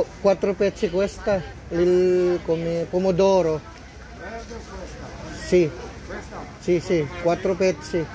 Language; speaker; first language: Italian; non-native, learner; Filipino